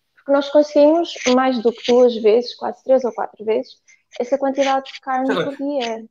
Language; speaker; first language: Portuguese; native; Portuguese